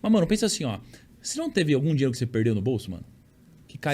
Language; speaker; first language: Portuguese; native; Portuguese